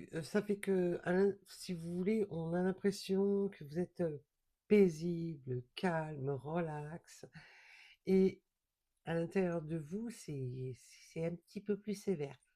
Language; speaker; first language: French; native; French